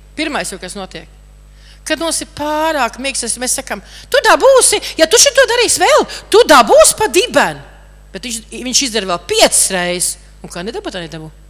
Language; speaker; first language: Latvian; native; Latvian